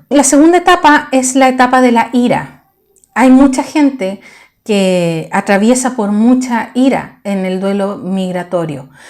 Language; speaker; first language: Spanish; native; Spanish